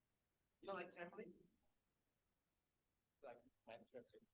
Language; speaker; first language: English; non-native, learner; Indonesian